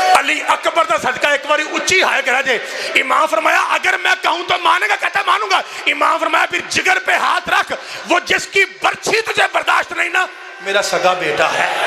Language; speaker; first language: Urdu; non-native, local second language; Punjabi